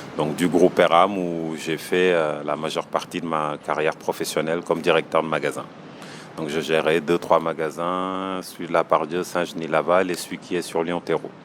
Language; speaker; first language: French; non-native, local second language; Wolof